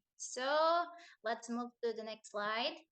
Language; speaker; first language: English; non-native, learner; Indonesian